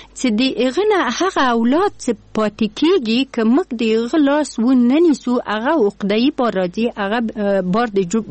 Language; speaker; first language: Pashto; non-native, local second language; Persian